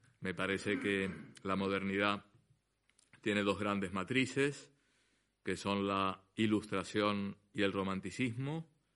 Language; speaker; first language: Spanish; native; Spanish